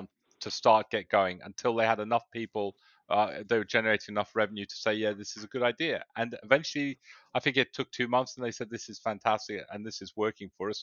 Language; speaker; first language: English; native; English